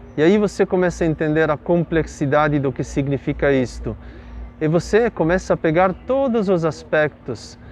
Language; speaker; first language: Portuguese; non-native, fluent; Italian